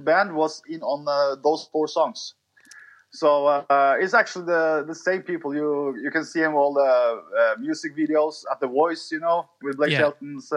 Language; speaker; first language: English; non-native, fluent; Norwegian